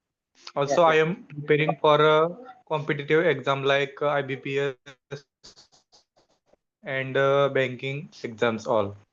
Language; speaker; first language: English; non-native, learner; Hindi